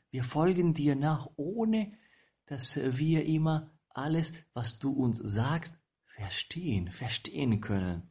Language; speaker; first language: German; non-native, fluent; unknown